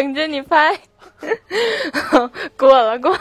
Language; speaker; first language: Chinese; native; Chinese